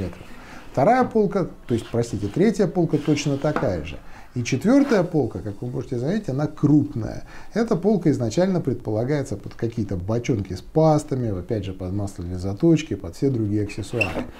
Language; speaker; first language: Russian; native; Russian